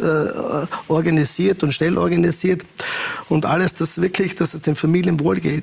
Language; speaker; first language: German; native; German